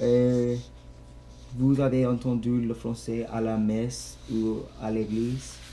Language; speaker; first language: French; non-native, learner; English